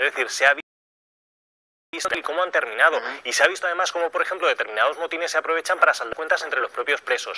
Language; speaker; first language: Spanish; native; Spanish